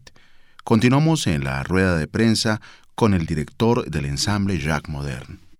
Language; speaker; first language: Spanish; native; Spanish